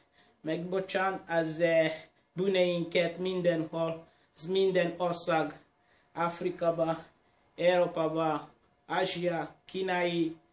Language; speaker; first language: Hungarian; non-native, learner; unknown